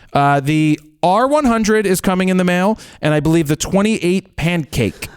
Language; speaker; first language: English; native; English